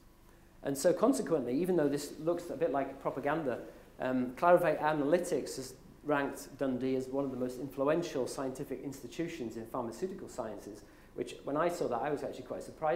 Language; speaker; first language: English; native; English